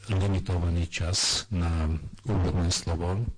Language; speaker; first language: Slovak; non-native, local second language; Hungarian